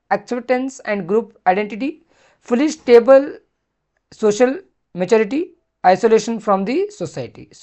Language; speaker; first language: English; non-native, local second language; Kannada